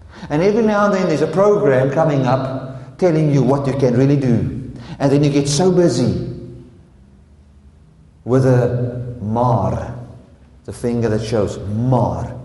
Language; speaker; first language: English; non-native, local second language; Afrikaans